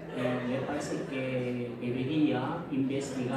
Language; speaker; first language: Spanish; non-native, fluent; Korean